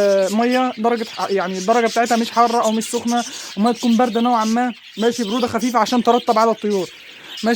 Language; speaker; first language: Arabic; native; Arabic